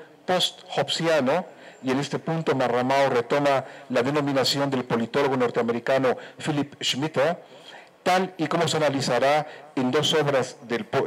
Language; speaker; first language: Spanish; native; Spanish